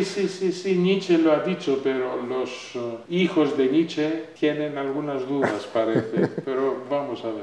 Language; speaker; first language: Spanish; non-native, fluent; Greek